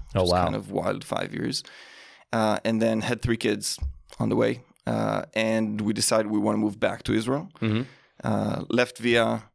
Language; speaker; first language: English; non-native, fluent; Hebrew